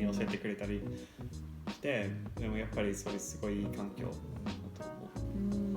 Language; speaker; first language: Japanese; non-native, fluent; English